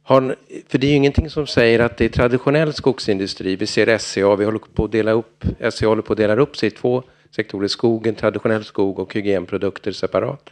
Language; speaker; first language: Swedish; native; Swedish